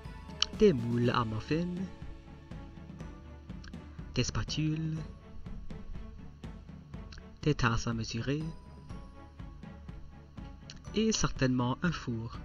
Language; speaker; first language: French; non-native, local second language; English